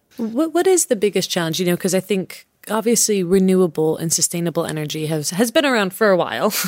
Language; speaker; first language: English; native; English